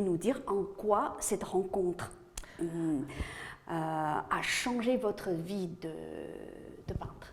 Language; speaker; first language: French; native; French